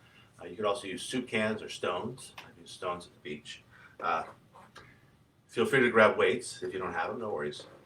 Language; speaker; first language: English; native; English